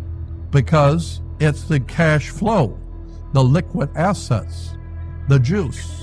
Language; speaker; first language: English; native; English